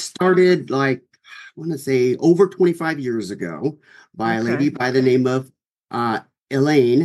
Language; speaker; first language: English; native; English